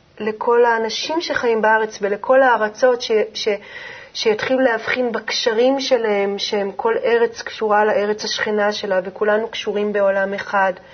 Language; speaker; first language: Hebrew; native; Hebrew